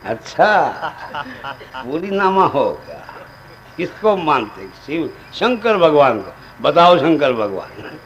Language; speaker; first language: Hindi; non-native, local second language; Gujarati